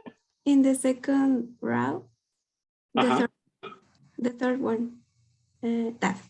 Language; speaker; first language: English; non-native, learner; Spanish